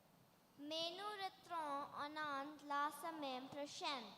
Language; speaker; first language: French; non-native, learner; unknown